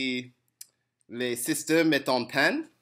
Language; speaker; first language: French; non-native, learner; English